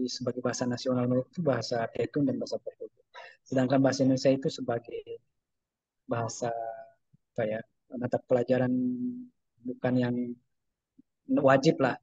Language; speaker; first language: Indonesian; native; Indonesian